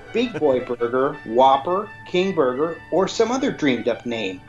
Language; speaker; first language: English; native; English